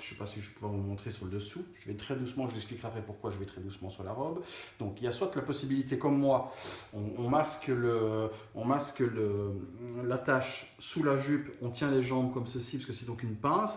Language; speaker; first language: French; native; French